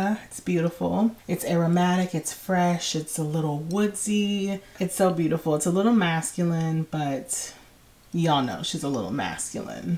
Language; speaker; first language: English; native; English